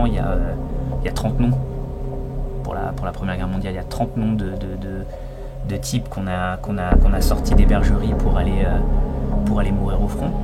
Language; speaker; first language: French; native; French